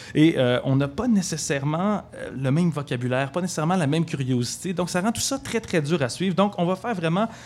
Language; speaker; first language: French; native; French